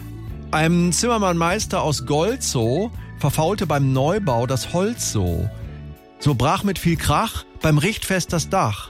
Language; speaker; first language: German; native; German